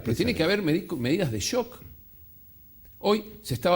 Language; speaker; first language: Spanish; native; Spanish